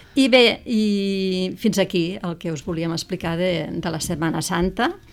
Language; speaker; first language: Catalan; native; Catalan